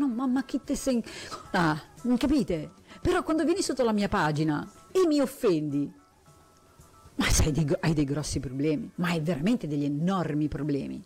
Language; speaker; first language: Italian; native; Italian